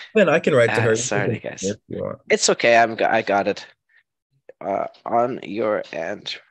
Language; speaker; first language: English; native; English